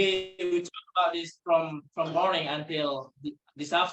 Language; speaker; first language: English; non-native, local second language; Indonesian